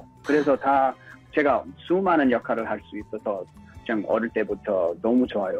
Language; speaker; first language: Korean; early bilingual, heritage; English